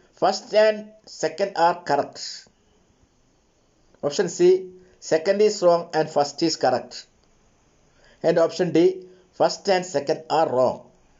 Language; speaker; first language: English; non-native, local second language; Malayalam